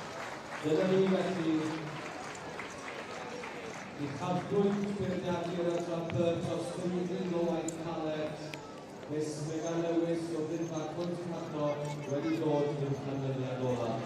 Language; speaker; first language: Welsh; native; Welsh